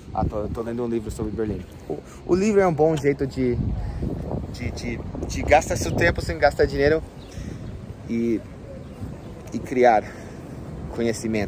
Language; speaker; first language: Portuguese; non-native, fluent; English